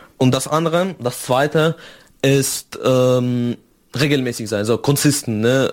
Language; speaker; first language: German; non-native, fluent; Russian